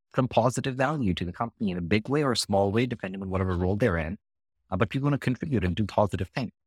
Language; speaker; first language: English; non-native, local second language; Hindi